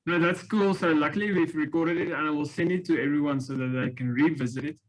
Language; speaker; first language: English; non-native, local second language; Afrikaans